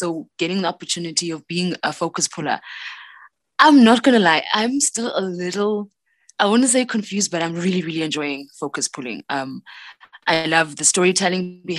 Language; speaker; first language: English; non-native, local second language; Xhosa